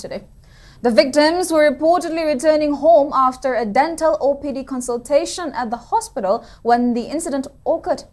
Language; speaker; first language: English; non-native, local second language; Manipuri